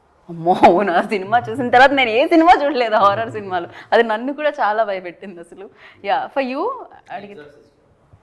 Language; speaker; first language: Telugu; native; Telugu